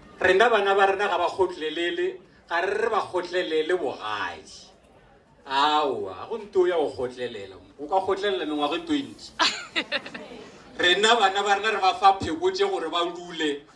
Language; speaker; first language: Northern Sotho; native; Northern Sotho